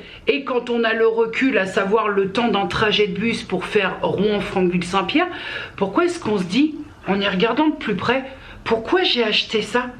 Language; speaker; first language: French; native; French